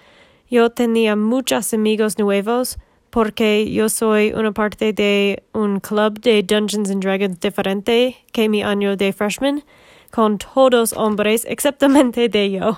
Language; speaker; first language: Spanish; non-native, learner; English